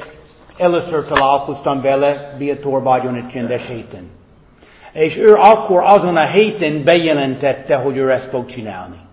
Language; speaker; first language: Hungarian; non-native, fluent; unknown